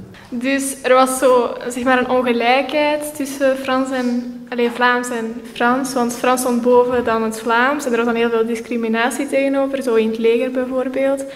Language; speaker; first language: Dutch; native; Dutch